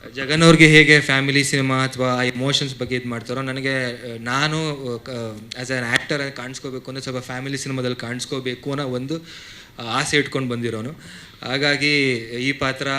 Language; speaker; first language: Kannada; native; Kannada